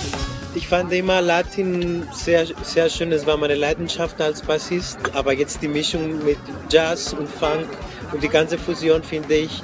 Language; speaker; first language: German; non-native, fluent; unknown